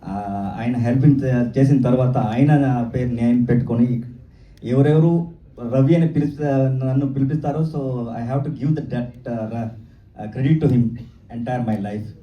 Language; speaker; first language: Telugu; non-native, learner; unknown